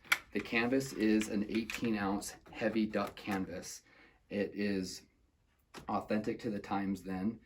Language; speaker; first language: English; native; English